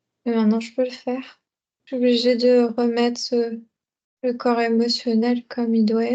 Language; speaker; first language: French; native; French